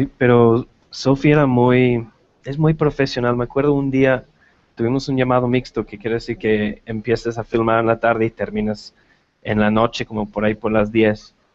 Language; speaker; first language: Spanish; non-native, fluent; English